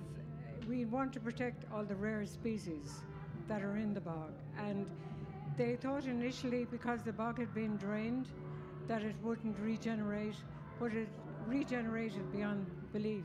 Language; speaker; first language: English; native; English